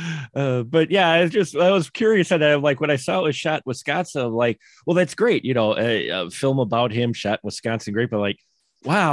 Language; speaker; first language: English; native; English